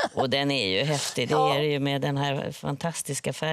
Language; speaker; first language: Swedish; native; Swedish